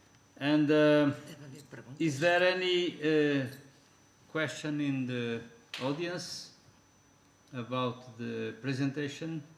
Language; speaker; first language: English; non-native, fluent; Portuguese